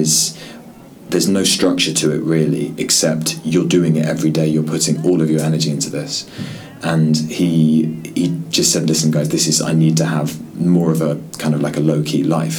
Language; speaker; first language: English; native; English